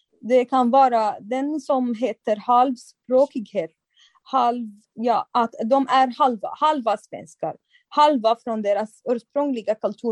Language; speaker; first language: Swedish; non-native, fluent; Arabic